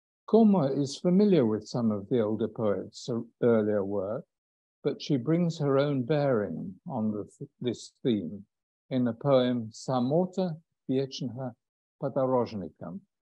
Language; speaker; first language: English; native; English